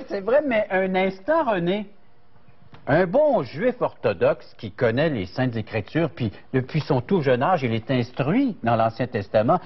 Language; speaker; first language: French; native; French